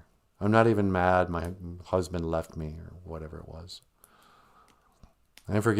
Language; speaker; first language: English; native; English